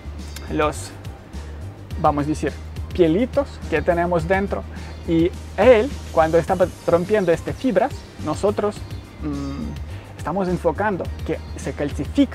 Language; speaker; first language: Spanish; non-native, learner; Ukrainian